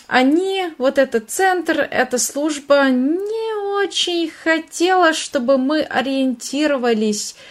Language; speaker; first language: Russian; non-native, fluent; Hungarian